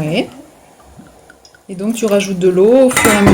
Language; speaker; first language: French; native; French